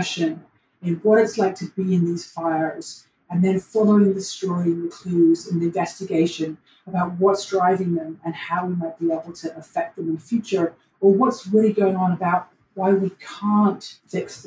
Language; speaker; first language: English; native; English